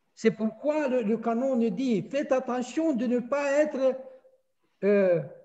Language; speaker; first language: French; non-native, fluent; Russian